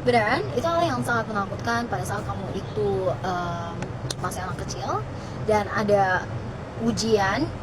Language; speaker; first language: Indonesian; early bilingual, other home language; Arabic